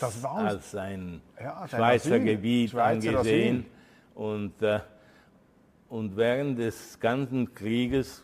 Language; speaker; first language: German; early bilingual, heritage; Italian